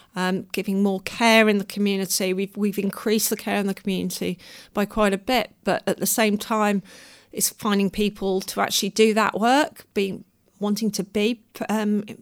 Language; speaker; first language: English; native; English